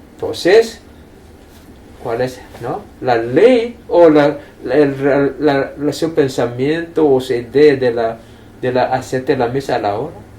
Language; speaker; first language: Spanish; non-native, fluent; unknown